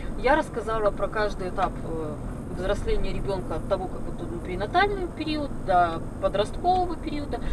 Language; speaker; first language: Russian; native; Russian